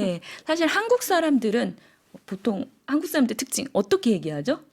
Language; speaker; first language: Korean; native; Korean